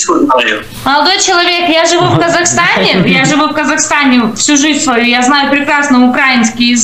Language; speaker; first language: Russian; native; Russian